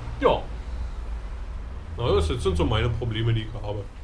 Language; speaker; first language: German; native; German